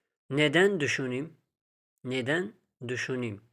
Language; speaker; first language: Turkish; non-native, fluent; Tajik